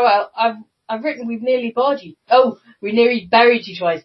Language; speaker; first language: English; native; English